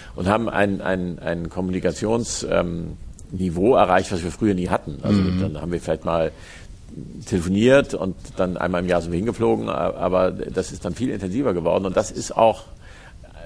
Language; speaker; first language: German; native; German